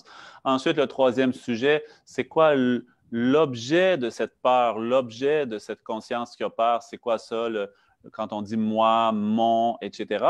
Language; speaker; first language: French; native; French